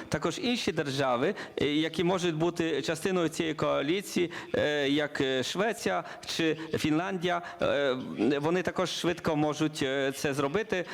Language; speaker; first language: Ukrainian; non-native, learner; Polish